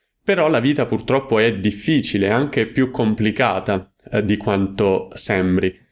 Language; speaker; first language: Italian; native; Italian